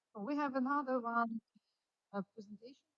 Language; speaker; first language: English; non-native, fluent; Ukrainian